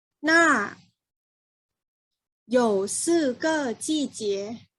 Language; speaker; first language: Chinese; non-native, fluent; Thai